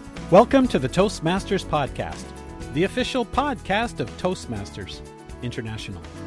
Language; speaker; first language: English; native; English